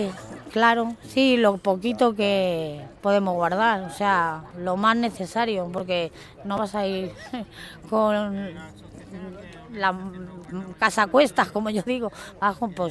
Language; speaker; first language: Spanish; native; Spanish